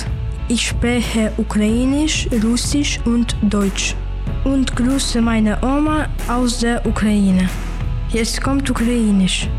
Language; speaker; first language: German; early bilingual, other home language; Ukrainian